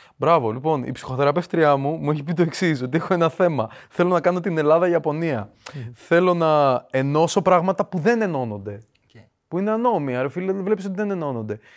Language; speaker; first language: Greek; early bilingual, other home language; Russian